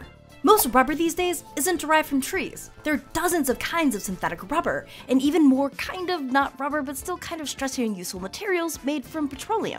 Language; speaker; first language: English; native; English